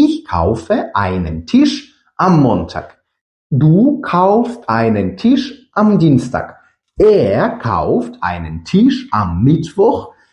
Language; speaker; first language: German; non-native, fluent; Ukrainian